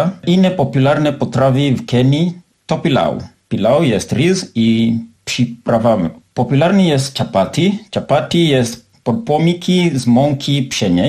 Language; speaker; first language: Polish; non-native, learner; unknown